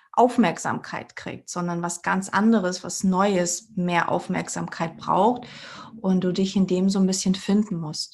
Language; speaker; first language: German; early bilingual, other home language; Portuguese